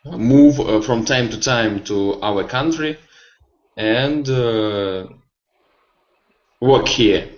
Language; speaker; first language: English; non-native, learner; Russian